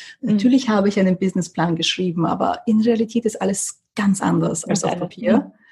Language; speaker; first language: German; early bilingual, other home language; Russian